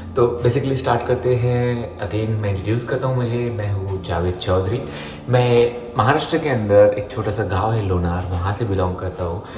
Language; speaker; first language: Hindi; native; Hindi